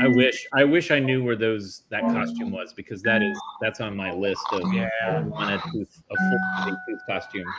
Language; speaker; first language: English; native; English